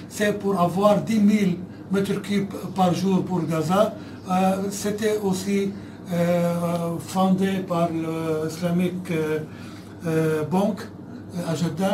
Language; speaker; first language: French; non-native, fluent; Arabic